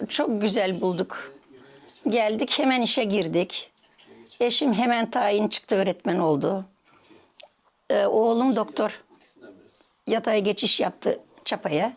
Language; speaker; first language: Turkish; early bilingual, heritage; Turkish